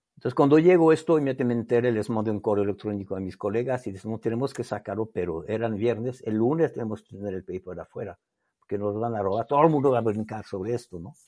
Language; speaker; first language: Spanish; non-native, fluent; French